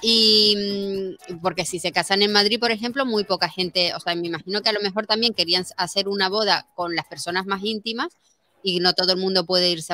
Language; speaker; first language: Spanish; native; Spanish